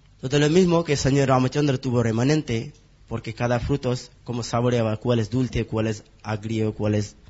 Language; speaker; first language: Spanish; non-native, learner; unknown